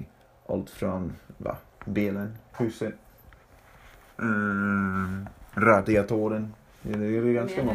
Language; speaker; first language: Swedish; non-native, fluent; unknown